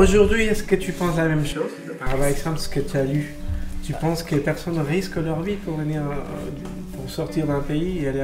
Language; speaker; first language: French; non-native, fluent; Spanish